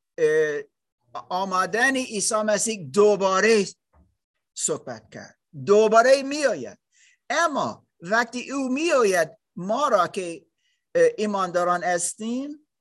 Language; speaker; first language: Persian; non-native, learner; German